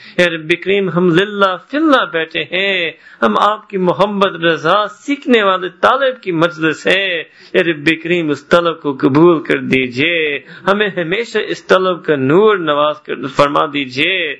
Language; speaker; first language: Urdu; early bilingual, other home language; English